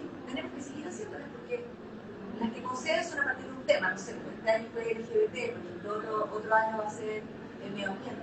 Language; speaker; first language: Spanish; native; Spanish